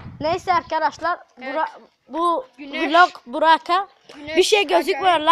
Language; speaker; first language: Turkish; native; Turkish